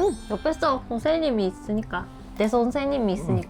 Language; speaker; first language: Korean; non-native, learner; Japanese